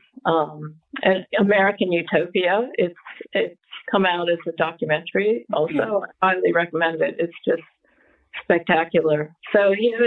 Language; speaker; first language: English; native; English